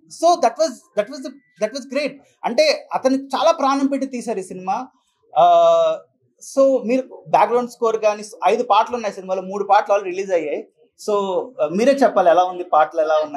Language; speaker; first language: Telugu; native; Telugu